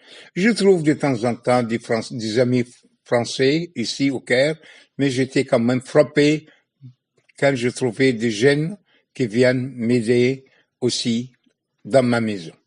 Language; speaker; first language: French; non-native, fluent; Arabic